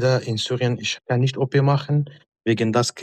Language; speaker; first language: German; non-native, learner; Arabic